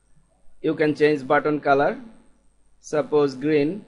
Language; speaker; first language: English; non-native, local second language; Bangla